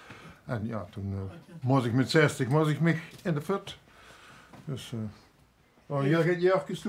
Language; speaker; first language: Dutch; native; Dutch